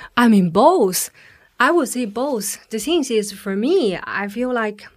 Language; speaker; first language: English; non-native, fluent; Chinese